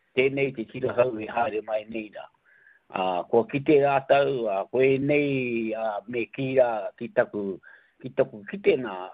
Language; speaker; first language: Māori; native; Māori